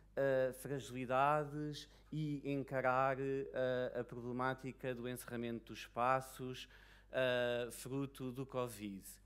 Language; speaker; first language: Portuguese; native; Portuguese